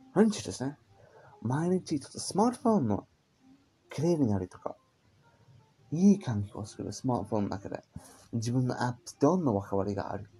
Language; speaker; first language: Japanese; non-native, learner; English